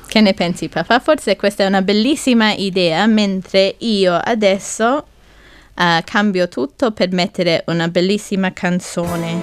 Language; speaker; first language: Italian; non-native, fluent; English